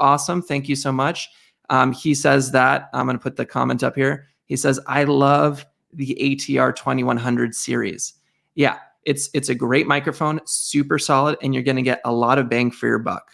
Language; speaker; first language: English; native; English